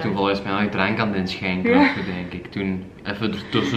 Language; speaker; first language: Dutch; native; Dutch